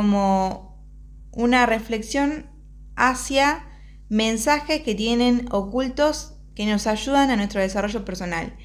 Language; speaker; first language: Spanish; native; Spanish